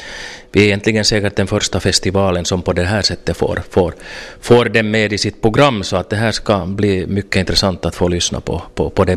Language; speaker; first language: Swedish; native; Swedish